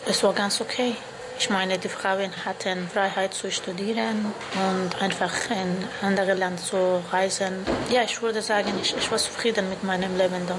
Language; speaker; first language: German; non-native, learner; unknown